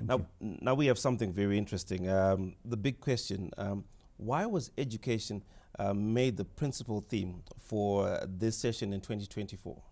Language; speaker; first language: English; non-native, local second language; Shona